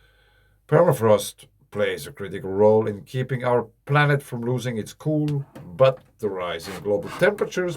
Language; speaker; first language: English; non-native, fluent; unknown